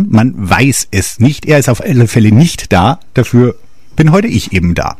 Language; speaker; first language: German; native; German